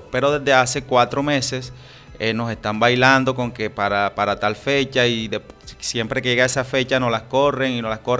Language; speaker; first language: Spanish; native; Spanish